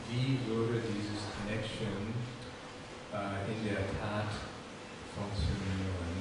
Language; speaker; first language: German; non-native, fluent; English